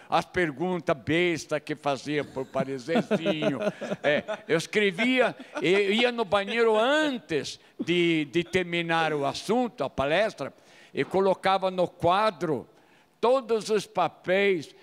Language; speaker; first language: Portuguese; non-native, fluent; Italian